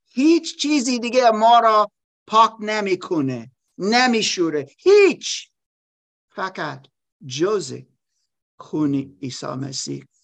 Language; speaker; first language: Persian; non-native, learner; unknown